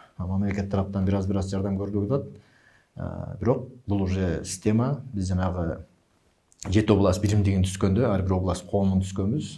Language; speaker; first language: Kyrgyz; native; Kyrgyz